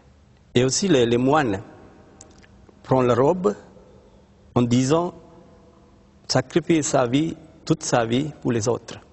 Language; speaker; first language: French; non-native, fluent; Sinhala